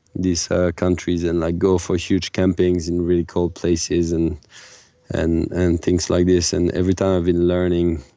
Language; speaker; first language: English; non-native, fluent; French